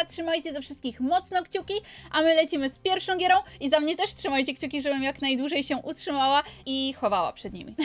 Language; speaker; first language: Polish; native; Polish